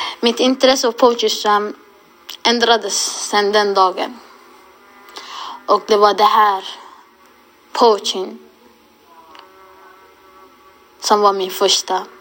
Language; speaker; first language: Swedish; non-native, local second language; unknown